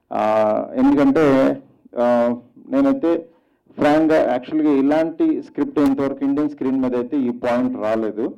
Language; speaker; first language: Telugu; native; Telugu